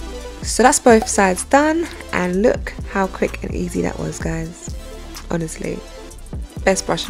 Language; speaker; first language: English; native; English